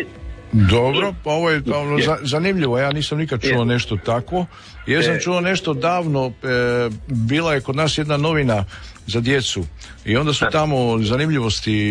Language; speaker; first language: Serbian; native; Serbian